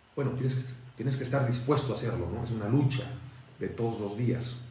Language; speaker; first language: Spanish; native; Spanish